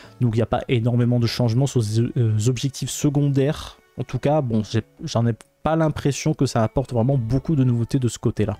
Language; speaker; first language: French; native; French